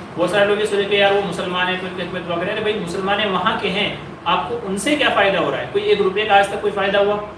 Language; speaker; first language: Urdu; native; Urdu